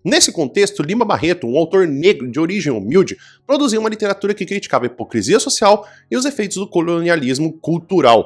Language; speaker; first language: Portuguese; native; Portuguese